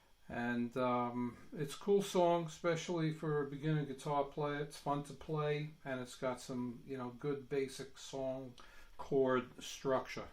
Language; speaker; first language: English; native; English